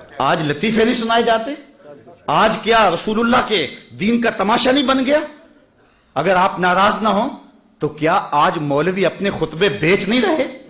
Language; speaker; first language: Urdu; non-native, local second language; Punjabi